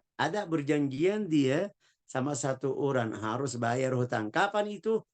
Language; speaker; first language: Indonesian; non-native, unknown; Arabic